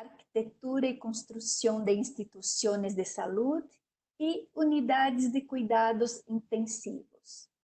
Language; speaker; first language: Spanish; non-native, learner; Portuguese